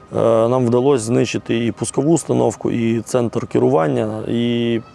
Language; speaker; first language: Ukrainian; native; Ukrainian